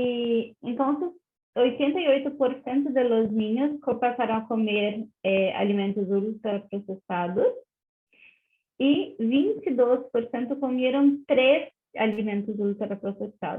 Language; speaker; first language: Spanish; non-native, learner; Portuguese